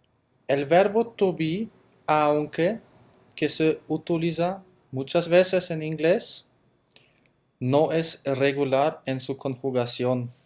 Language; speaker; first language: Spanish; non-native, fluent; German